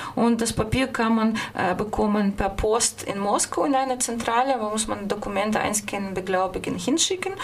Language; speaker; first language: German; non-native, fluent; Russian